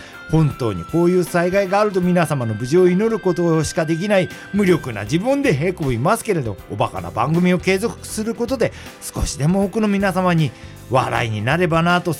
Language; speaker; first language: Japanese; native; Japanese